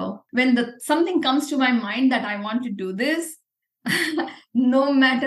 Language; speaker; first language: English; non-native, local second language; Marathi